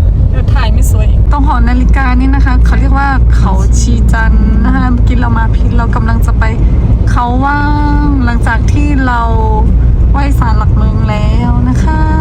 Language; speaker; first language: Thai; non-native, fluent; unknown